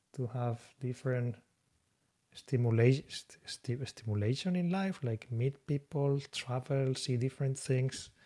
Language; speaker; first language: English; non-native, fluent; Spanish